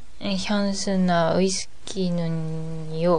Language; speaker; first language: Korean; non-native, learner; Japanese